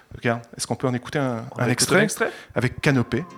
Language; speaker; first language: French; native; French